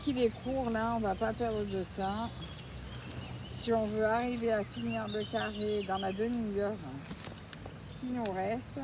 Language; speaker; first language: French; native; French